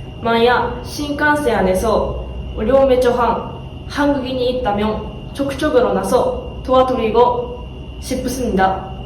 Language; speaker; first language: Korean; non-native, learner; Japanese